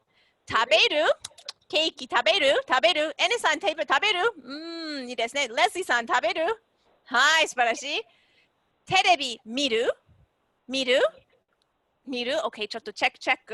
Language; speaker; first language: Japanese; non-native, fluent; English